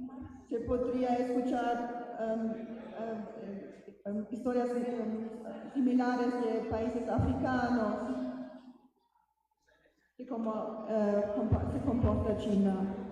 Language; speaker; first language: Spanish; non-native, fluent; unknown